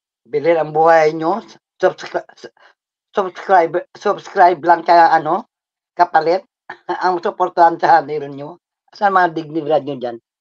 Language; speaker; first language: Filipino; native; Filipino